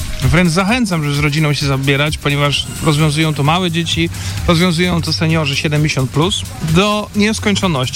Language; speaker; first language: Polish; native; Polish